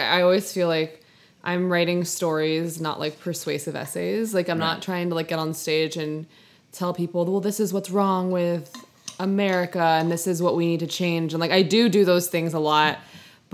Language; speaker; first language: English; native; English